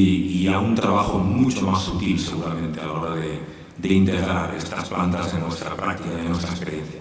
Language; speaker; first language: Spanish; native; Spanish